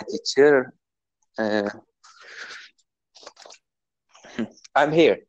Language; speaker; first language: English; non-native, learner; Turkish